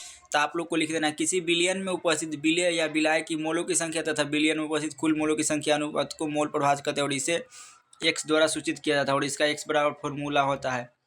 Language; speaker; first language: Hindi; native; Hindi